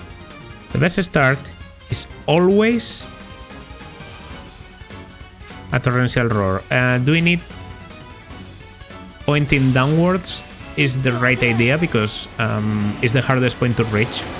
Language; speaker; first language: English; non-native, fluent; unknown